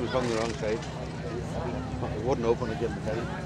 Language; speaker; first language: English; native; English